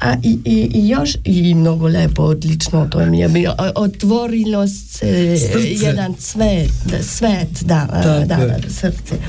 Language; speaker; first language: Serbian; non-native, fluent; German